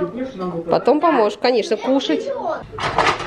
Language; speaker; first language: Russian; native; Russian